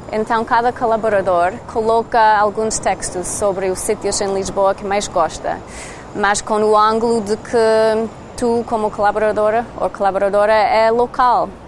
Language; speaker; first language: Portuguese; non-native, learner; English